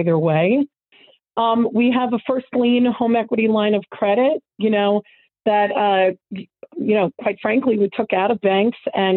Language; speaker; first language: English; native; English